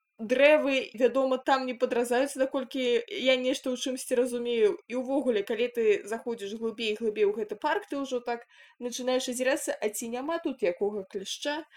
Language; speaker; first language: Belarusian; non-native, local second language; Russian